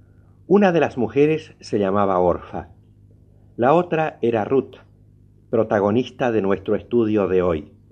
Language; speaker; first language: Spanish; native; Spanish